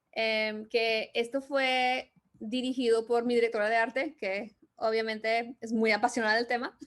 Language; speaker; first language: Spanish; early bilingual, other home language; English